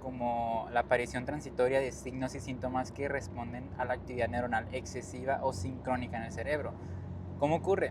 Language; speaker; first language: Spanish; native; Spanish